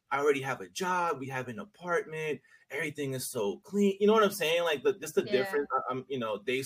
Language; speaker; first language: English; early bilingual, other home language; Spanish